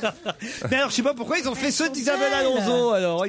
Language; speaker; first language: French; native; French